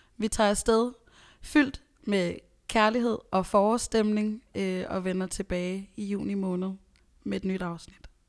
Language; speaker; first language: Danish; early bilingual, other home language; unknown